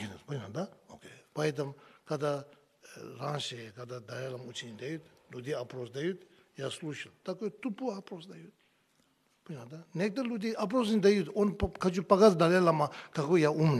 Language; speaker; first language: Russian; non-native, learner; Tibetan